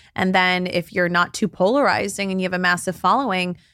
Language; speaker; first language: English; native; English